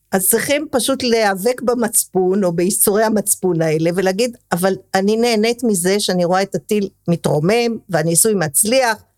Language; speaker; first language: Hebrew; early bilingual, other home language; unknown